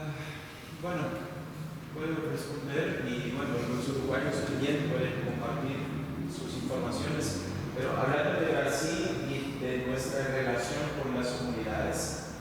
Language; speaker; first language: Spanish; non-native, fluent; Portuguese